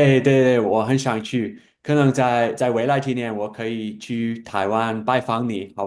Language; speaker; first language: Chinese; non-native, fluent; English